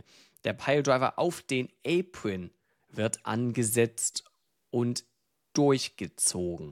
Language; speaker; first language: German; native; German